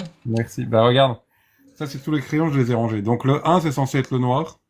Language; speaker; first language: French; native; French